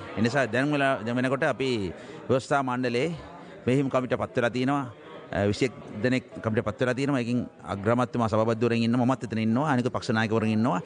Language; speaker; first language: Sinhala; non-native, local second language; Tamil